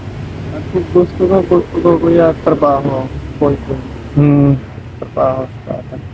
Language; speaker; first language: Filipino; non-native, learner; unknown